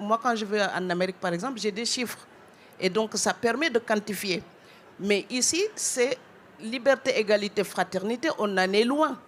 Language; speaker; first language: French; non-native, local second language; Wolof